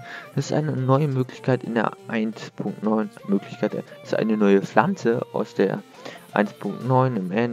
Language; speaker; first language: German; native; German